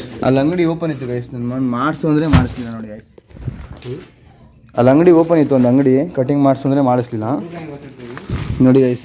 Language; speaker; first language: Kannada; native; Kannada